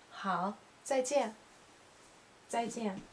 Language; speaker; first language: Chinese; non-native, learner; English